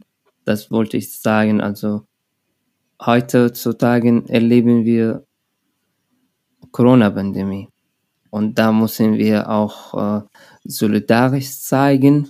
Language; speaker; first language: German; non-native, learner; Arabic